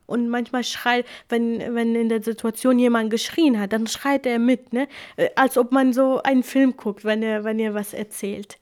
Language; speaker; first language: German; early bilingual, other home language; Kurdish